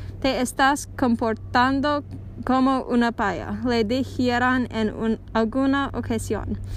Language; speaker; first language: Spanish; non-native, learner; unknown